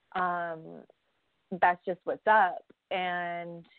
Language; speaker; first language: English; native; English